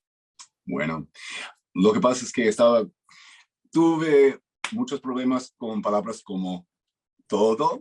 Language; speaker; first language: Spanish; non-native, fluent; English